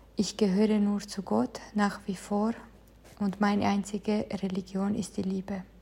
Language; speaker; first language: German; non-native, fluent; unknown